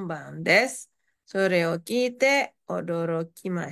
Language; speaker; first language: Japanese; non-native, fluent; Indonesian